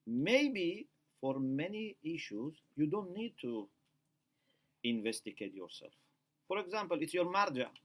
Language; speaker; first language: English; non-native, fluent; Persian